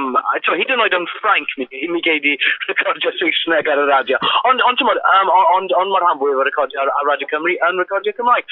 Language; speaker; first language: Welsh; non-native, local second language; English